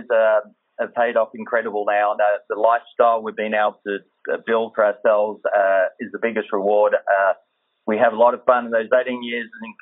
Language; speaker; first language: English; native; English